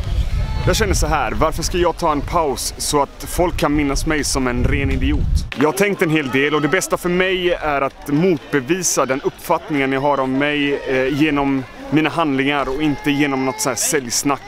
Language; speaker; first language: Swedish; native; Swedish